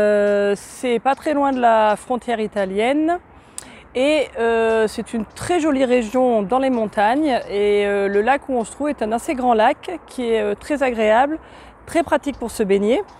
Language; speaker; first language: French; native; French